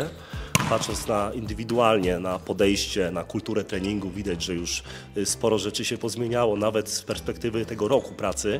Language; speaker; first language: Polish; native; Polish